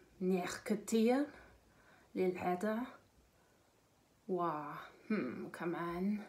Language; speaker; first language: Arabic; non-native, learner; German